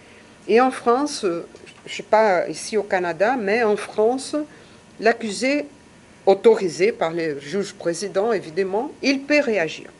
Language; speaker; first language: French; non-native, fluent; Portuguese